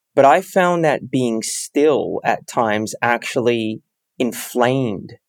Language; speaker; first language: English; native; English